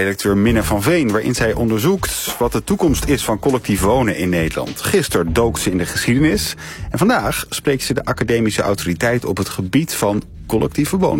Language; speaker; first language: Dutch; native; Dutch